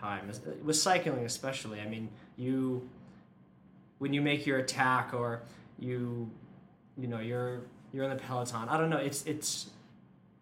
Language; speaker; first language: English; native; English